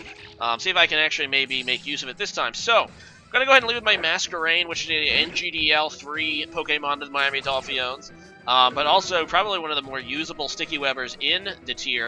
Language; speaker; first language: English; native; English